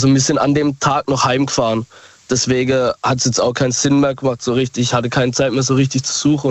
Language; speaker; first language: German; native; German